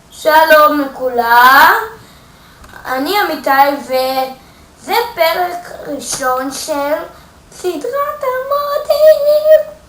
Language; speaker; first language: Hebrew; native; Hebrew